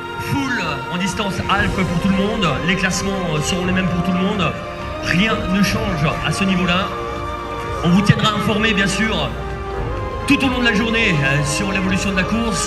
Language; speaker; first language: French; native; French